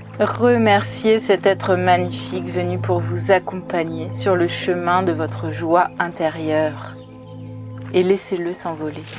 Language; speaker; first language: French; native; French